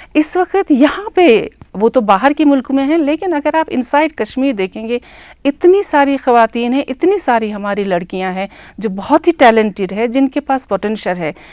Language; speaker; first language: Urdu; non-native, local second language; Kashmiri